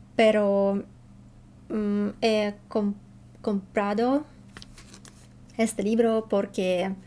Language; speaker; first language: Spanish; non-native, learner; Russian